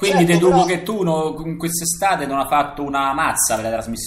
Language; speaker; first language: Italian; native; Italian